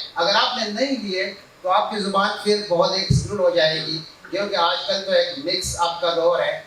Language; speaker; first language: Urdu; non-native, local second language; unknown